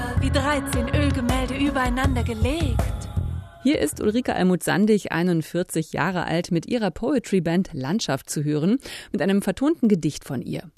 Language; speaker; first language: German; native; German